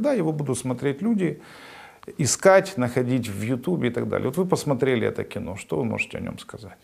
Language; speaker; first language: Russian; native; Russian